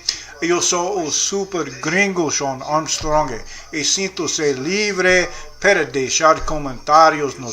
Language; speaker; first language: Portuguese; non-native, learner; English